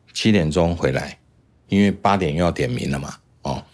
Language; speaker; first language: Chinese; native; Chinese